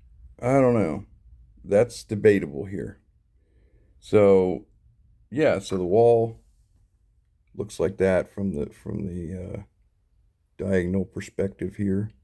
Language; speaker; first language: English; native; English